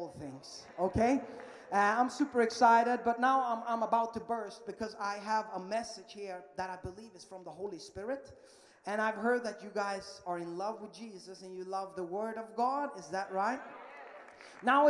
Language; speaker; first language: English; non-native, fluent; Swedish